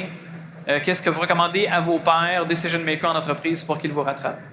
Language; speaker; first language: French; native; French